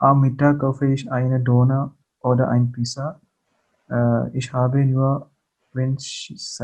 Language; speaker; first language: German; non-native, learner; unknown